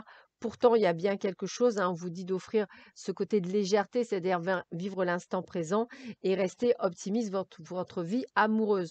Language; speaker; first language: French; native; French